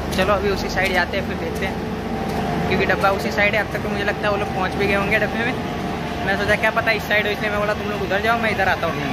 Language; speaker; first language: Hindi; non-native, local second language; Gujarati